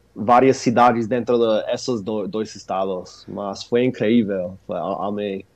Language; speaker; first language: Portuguese; non-native, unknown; English